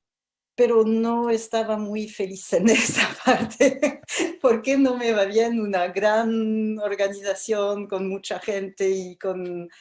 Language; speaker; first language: Spanish; non-native, fluent; French